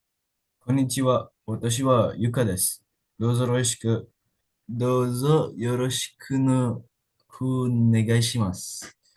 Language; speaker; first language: Japanese; non-native, learner; Indonesian